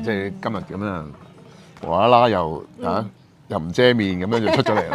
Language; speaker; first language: Cantonese; native; Cantonese